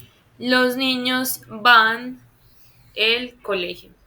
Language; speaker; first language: Spanish; non-native, fluent; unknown